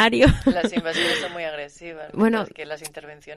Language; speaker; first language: Spanish; native; Spanish